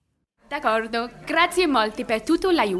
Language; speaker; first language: Italian; non-native, learner; English